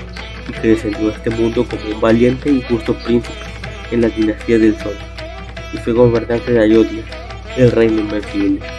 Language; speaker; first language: Spanish; native; Spanish